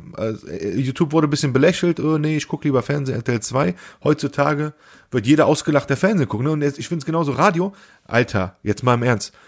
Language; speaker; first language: German; early bilingual, other home language; Turkish